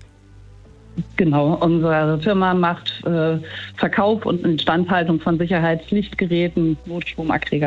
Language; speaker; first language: German; native; German